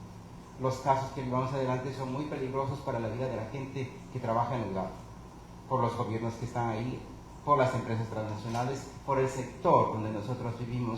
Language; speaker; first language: Spanish; native; Spanish